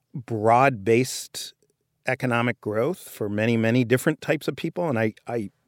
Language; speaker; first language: English; native; English